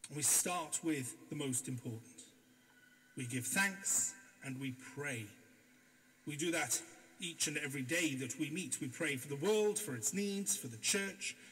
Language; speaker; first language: English; native; English